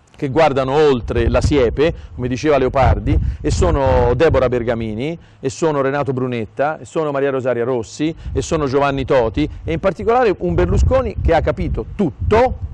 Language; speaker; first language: Italian; native; Italian